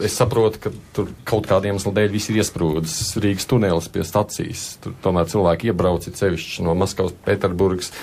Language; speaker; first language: Latvian; native; Latvian